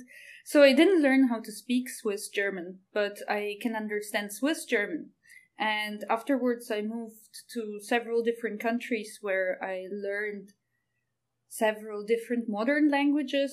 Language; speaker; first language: English; non-native, fluent; Ukrainian